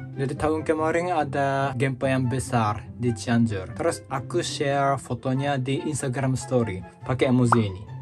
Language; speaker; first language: Indonesian; non-native, fluent; Japanese